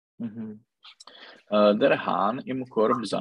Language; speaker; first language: German; non-native, learner; Czech